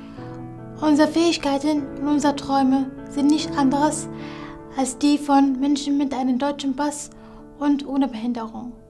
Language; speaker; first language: German; non-native, fluent; Kurdish